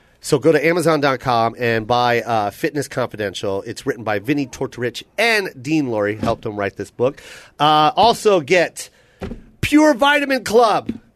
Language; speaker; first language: English; native; English